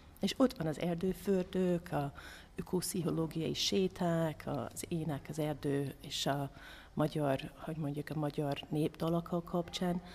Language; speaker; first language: Hungarian; non-native, fluent; English